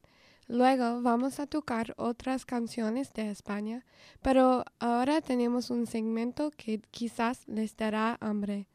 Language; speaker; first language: Spanish; non-native, fluent; English